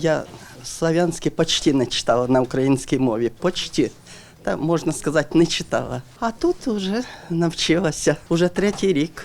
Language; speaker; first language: Ukrainian; non-native, local second language; Russian